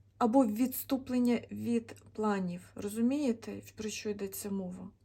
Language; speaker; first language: Ukrainian; native; Ukrainian